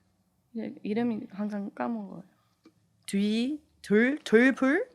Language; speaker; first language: Korean; early bilingual, heritage; English